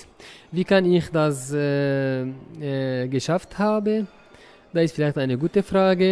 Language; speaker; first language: German; non-native, fluent; Arabic